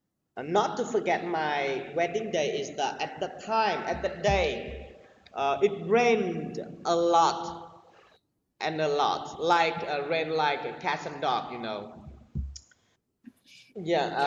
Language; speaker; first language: English; non-native, learner; Vietnamese